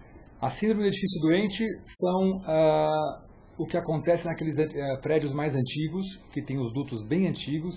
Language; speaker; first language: Portuguese; native; Portuguese